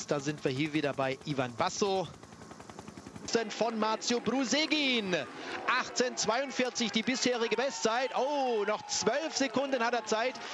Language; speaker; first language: German; native; German